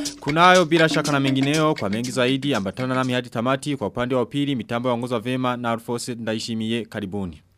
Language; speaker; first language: Swahili; non-native, local second language; Rundi